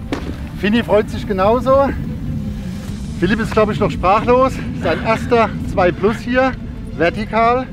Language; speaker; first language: German; native; German